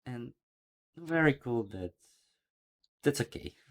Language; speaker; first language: English; non-native, learner; Ukrainian